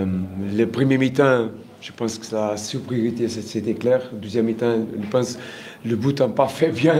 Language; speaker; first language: French; non-native, learner; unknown